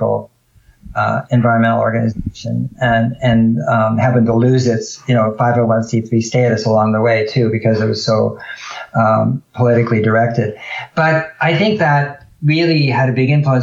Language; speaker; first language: English; native; English